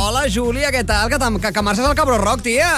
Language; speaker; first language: Catalan; native; Catalan